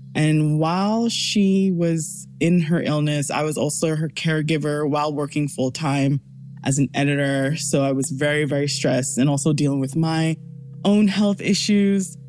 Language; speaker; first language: English; early bilingual, other home language; Yoruba